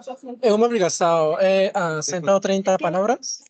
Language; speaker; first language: Portuguese; non-native, learner; Spanish